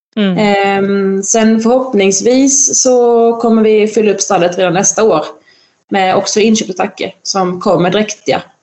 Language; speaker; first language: Swedish; native; Swedish